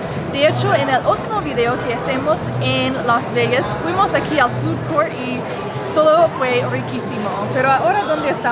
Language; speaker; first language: Spanish; non-native, learner; English